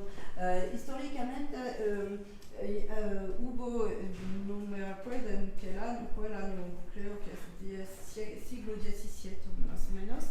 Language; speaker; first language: Spanish; non-native, learner; French